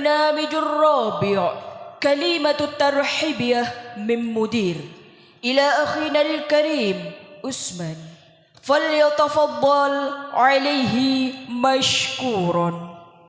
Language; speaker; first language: Arabic; non-native, learner; Indonesian